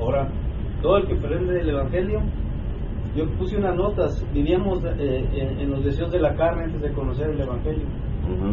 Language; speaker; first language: Spanish; native; Spanish